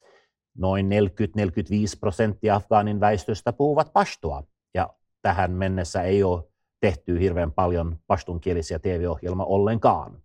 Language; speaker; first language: Finnish; non-native, fluent; Swedish